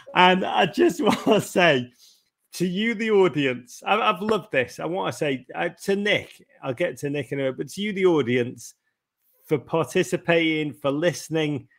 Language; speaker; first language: English; native; English